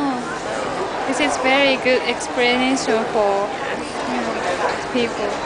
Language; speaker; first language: English; non-native, learner; Japanese